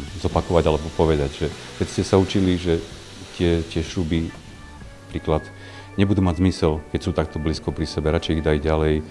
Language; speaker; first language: Slovak; native; Slovak